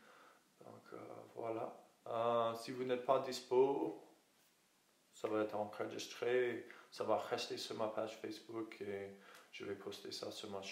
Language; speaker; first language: French; non-native, fluent; English